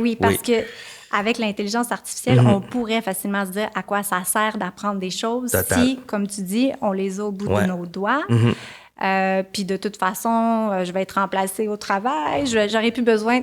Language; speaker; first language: French; native; French